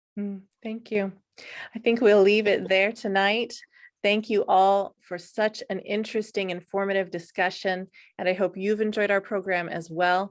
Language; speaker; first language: English; native; English